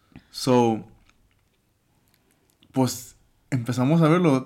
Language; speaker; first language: Spanish; early bilingual, other home language; English